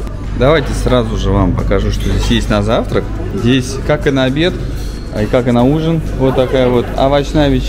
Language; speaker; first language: Russian; native; Russian